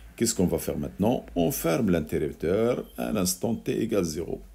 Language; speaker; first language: French; non-native, local second language; Arabic